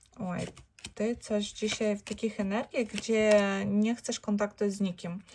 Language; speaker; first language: Polish; non-native, learner; Ukrainian